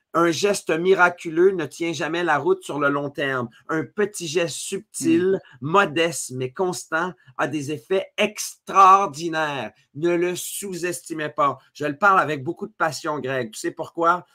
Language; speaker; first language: French; native; French